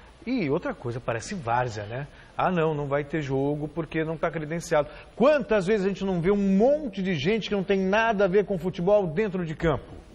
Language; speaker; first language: Portuguese; native; Portuguese